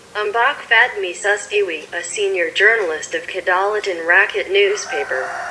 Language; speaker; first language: English; non-native, fluent; Javanese